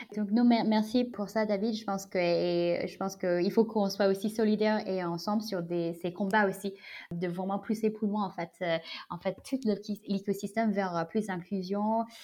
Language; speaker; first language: French; non-native, fluent; Chinese